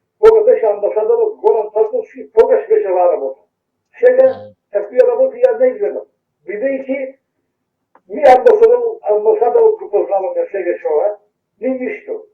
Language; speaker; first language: Macedonian; early bilingual, heritage; Macedonian